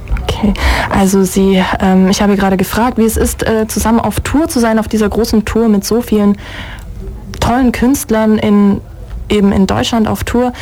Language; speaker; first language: German; native; German